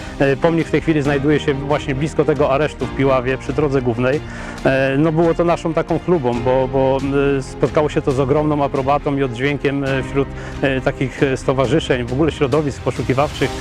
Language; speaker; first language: Polish; native; Polish